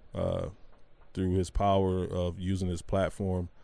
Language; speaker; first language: English; native; English